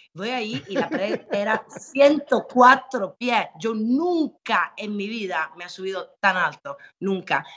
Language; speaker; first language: Spanish; non-native, fluent; Italian